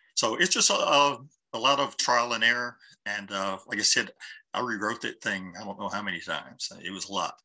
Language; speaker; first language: English; native; English